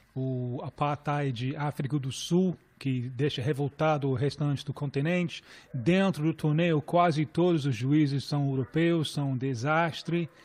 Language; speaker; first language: Portuguese; non-native, fluent; English